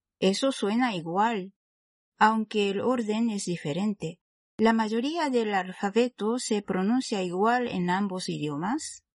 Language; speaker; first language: Spanish; non-native, fluent; Japanese